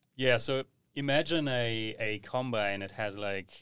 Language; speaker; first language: English; non-native, fluent; German